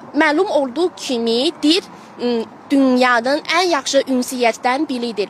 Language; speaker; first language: Azerbaijani; non-native, fluent; Chinese